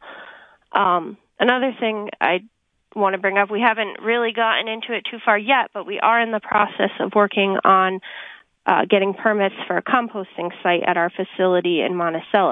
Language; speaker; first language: English; native; English